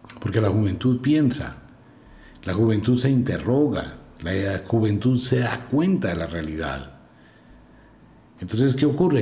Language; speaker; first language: Spanish; native; Spanish